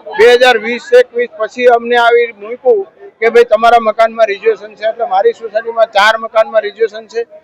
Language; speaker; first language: Gujarati; native; Gujarati